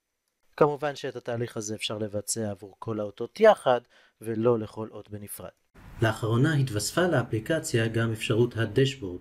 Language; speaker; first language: Hebrew; native; Hebrew